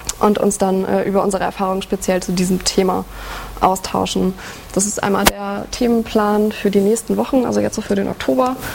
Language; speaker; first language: German; native; German